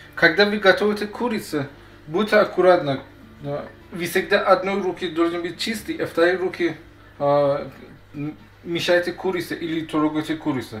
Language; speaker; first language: Russian; non-native, learner; Persian